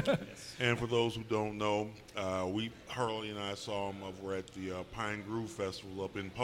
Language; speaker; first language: English; native; English